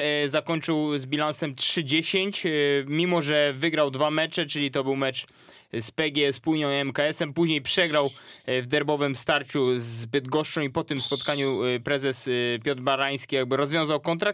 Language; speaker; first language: Polish; native; Polish